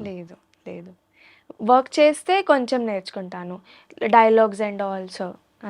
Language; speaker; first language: Telugu; non-native, learner; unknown